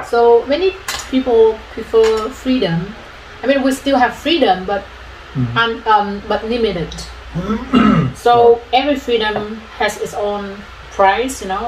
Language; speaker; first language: English; non-native, fluent; Vietnamese